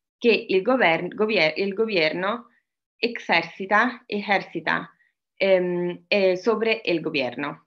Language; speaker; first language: Spanish; non-native, learner; Italian